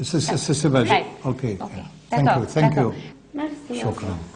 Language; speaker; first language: Arabic; native; Arabic